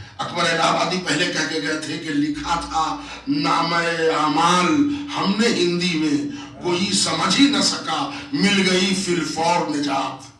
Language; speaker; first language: Urdu; native; Urdu